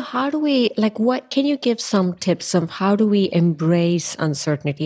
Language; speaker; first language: English; non-native, local second language; Tamil